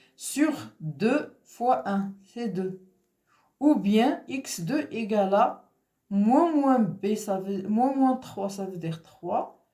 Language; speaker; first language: French; non-native, local second language; Arabic